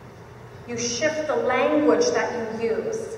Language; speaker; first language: English; native; English